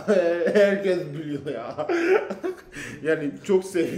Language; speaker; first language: Turkish; non-native, learner; English